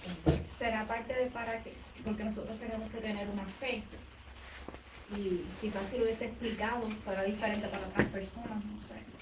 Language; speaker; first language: Spanish; native; Spanish